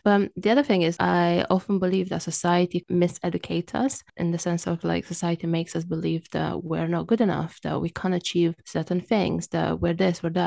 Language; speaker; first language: English; non-native, fluent; Romanian